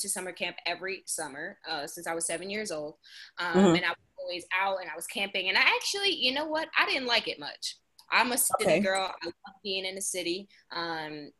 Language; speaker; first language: English; native; English